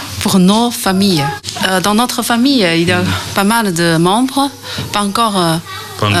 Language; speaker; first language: French; non-native, learner; Chinese